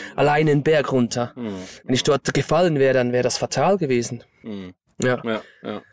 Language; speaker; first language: German; native; German